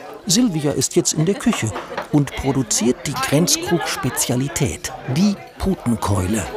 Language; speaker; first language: German; native; German